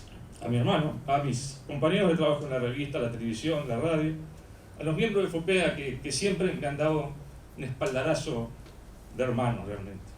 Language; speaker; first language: Spanish; native; Spanish